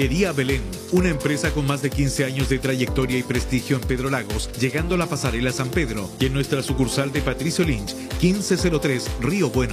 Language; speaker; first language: Spanish; native; Spanish